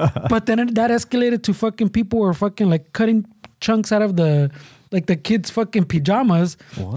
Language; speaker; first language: English; early bilingual, other home language; Spanish